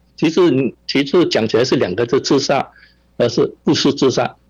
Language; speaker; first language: Chinese; non-native, local second language; Min Nan Chinese